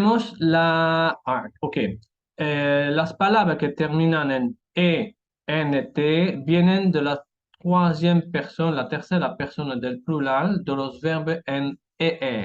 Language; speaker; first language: Spanish; non-native, fluent; French